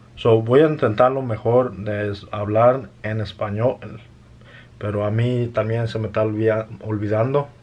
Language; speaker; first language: Spanish; early bilingual, heritage; Spanish